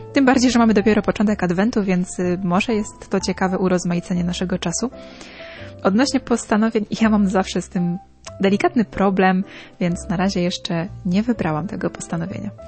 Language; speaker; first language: Polish; native; Polish